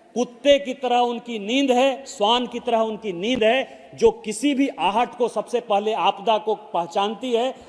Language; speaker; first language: Hindi; native; Hindi